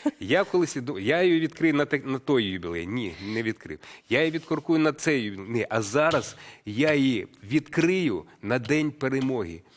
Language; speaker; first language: Ukrainian; native; Ukrainian